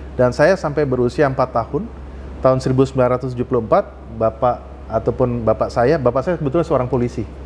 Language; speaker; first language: Indonesian; native; Indonesian